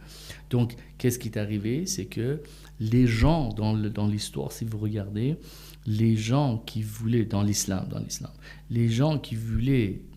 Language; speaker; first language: French; non-native, fluent; Persian